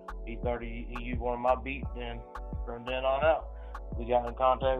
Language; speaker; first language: English; native; English